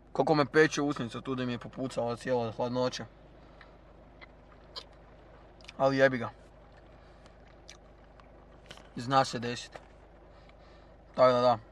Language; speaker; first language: Croatian; native; Croatian